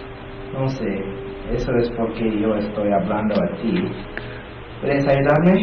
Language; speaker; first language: Spanish; non-native, learner; English